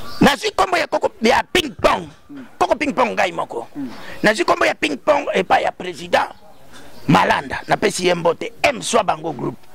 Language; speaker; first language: Lingala; native; Lingala